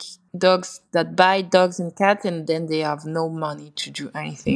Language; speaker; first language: English; non-native, fluent; French